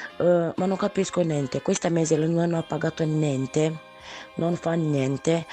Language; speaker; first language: Italian; non-native, learner; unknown